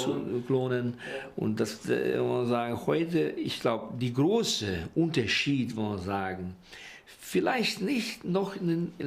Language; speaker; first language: German; early bilingual, heritage; Portuguese